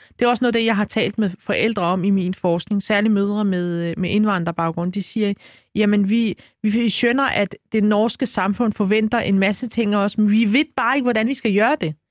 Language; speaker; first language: Danish; early bilingual, other home language; Arabic